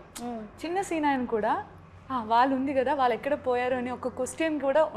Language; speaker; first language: Telugu; non-native, learner; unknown